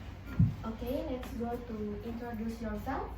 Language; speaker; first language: English; non-native, learner; Indonesian